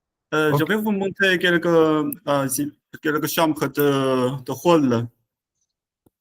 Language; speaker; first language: French; non-native, learner; Chinese